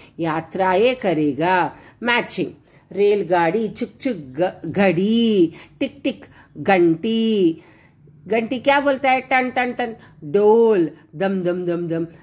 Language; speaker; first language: Hindi; non-native, local second language; Telugu